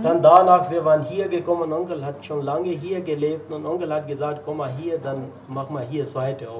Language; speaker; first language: German; non-native, learner; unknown